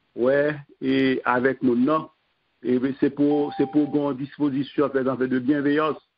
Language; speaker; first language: French; non-native, local second language; Haitian Creole